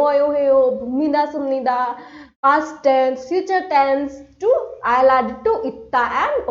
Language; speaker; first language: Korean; non-native, fluent; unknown